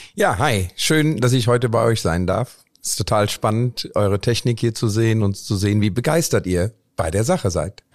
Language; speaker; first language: German; early bilingual, other home language; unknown